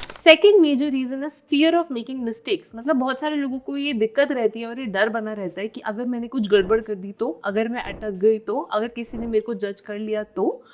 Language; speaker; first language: Hindi; native; Hindi